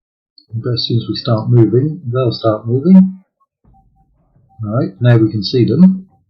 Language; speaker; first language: English; native; English